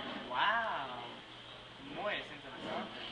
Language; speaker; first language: Spanish; non-native, learner; English